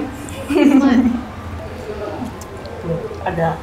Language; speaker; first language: Indonesian; native; Indonesian